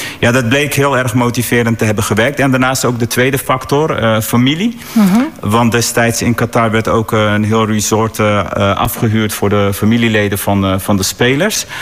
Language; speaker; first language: Dutch; early bilingual, other home language; Arabic